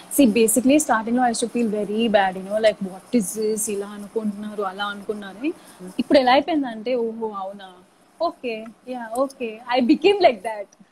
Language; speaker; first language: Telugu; non-native, local second language; Tamil